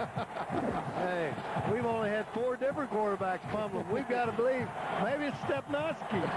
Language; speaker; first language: English; native; English